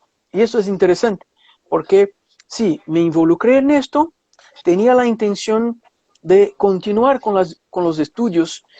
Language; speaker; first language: Spanish; non-native, fluent; Portuguese